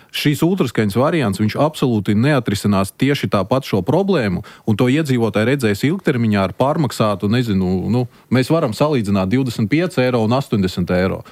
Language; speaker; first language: Latvian; non-native, local second language; Russian